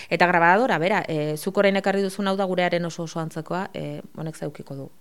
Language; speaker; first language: Basque; native; Basque